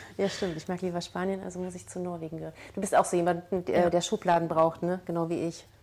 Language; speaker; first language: German; native; German